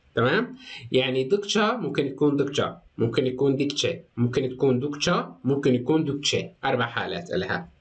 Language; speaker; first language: Arabic; native; Arabic